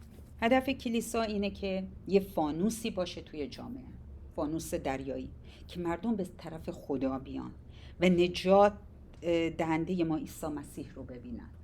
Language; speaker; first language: Persian; native; Persian